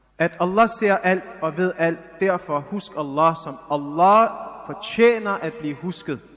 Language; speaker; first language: Danish; early bilingual, other home language; Arabic